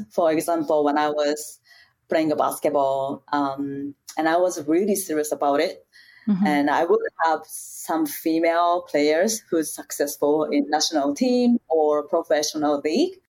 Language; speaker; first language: English; non-native, fluent; Japanese